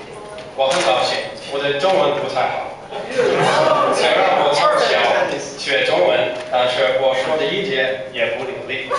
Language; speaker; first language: Chinese; non-native, learner; English